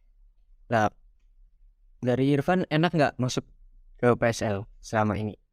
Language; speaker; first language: Indonesian; native; Indonesian